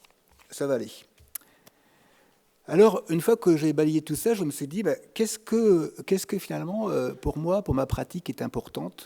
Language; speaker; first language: French; native; French